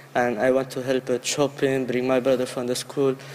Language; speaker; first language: English; early bilingual, other home language; Arabic